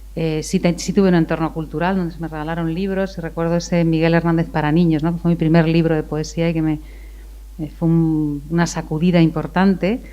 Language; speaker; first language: Spanish; native; Spanish